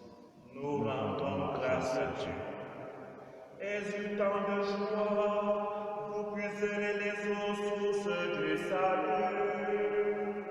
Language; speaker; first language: French; native; French